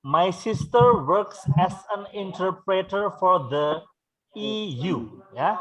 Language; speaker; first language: English; non-native, fluent; Indonesian